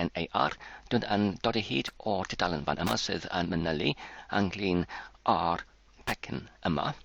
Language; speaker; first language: Welsh; non-native, learner; English